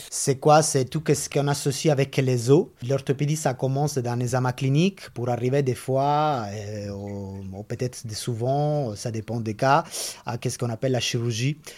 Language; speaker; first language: French; non-native, fluent; Italian